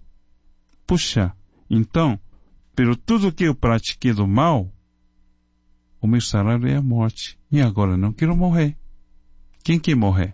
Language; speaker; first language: Portuguese; non-native, fluent; Chinese